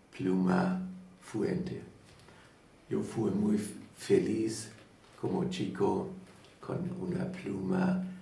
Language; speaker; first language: Spanish; non-native, learner; German